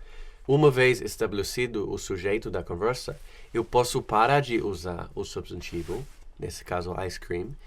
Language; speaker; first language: Portuguese; non-native, fluent; English